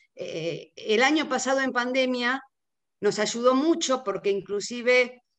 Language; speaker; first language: Spanish; native; Spanish